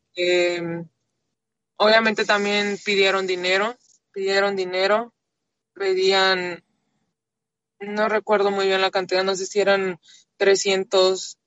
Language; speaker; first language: Spanish; native; Spanish